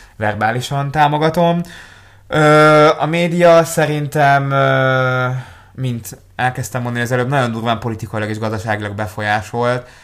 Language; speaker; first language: Hungarian; early bilingual, other home language; Hebrew